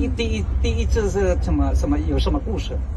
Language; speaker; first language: Chinese; non-native, learner; Indonesian